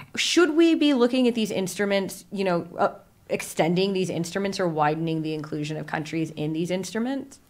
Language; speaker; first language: English; native; English